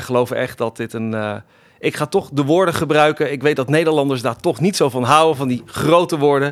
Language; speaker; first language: Dutch; native; Dutch